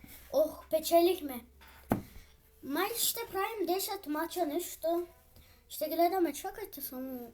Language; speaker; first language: Bulgarian; non-native, local second language; Turkish